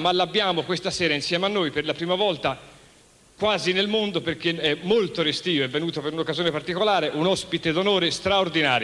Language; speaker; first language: Italian; native; Italian